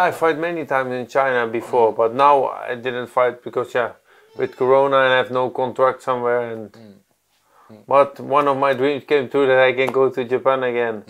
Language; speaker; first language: English; non-native, learner; Dutch